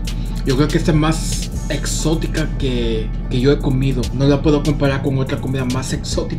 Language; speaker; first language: Spanish; early bilingual, other home language; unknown